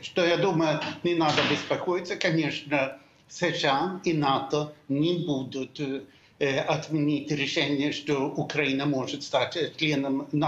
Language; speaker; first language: Russian; non-native, fluent; Swedish